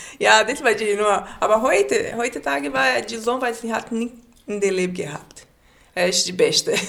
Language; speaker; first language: German; non-native, learner; Portuguese